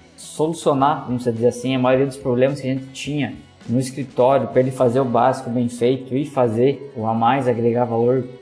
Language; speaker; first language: Portuguese; native; Portuguese